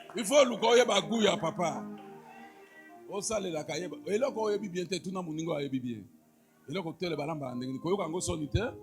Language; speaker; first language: Lingala; native; Lingala